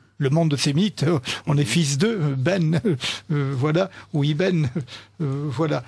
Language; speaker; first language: French; native; French